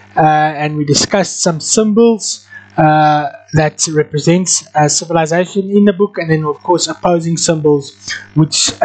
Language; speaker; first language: English; non-native, local second language; Afrikaans